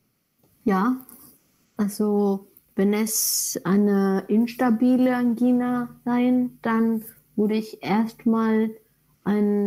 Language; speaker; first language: German; non-native, learner; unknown